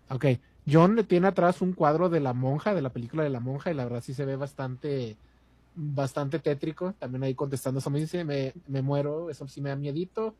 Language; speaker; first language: Spanish; native; Spanish